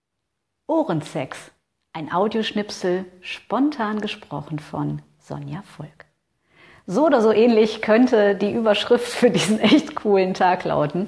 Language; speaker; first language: German; native; German